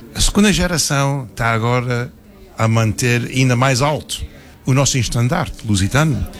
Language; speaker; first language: Portuguese; early bilingual, heritage; Portuguese